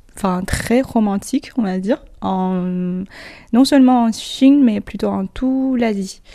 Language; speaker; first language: French; non-native, fluent; Chinese